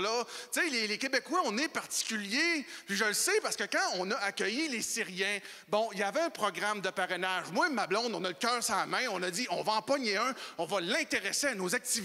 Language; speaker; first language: French; native; French